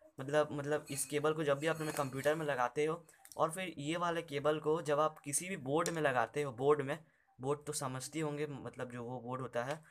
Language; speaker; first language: Hindi; native; Hindi